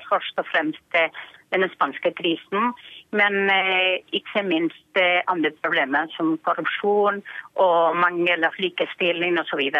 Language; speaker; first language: Norwegian; non-native, fluent; Spanish